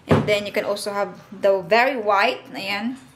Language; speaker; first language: English; non-native, learner; Filipino